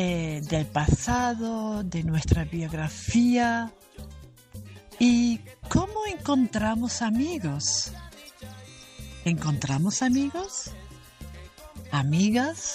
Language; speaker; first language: Spanish; non-native, fluent; German